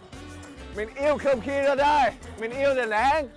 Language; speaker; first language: Vietnamese; early bilingual, heritage; Vietnamese